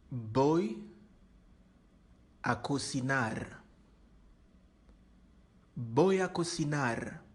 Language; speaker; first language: Spanish; non-native, learner; Haitian Creole